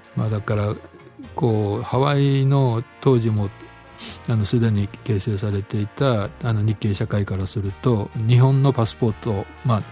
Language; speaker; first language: Japanese; native; Japanese